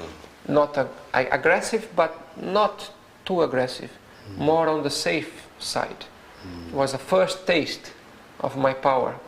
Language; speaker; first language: English; non-native, fluent; Portuguese